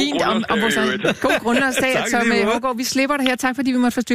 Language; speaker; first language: Danish; native; Danish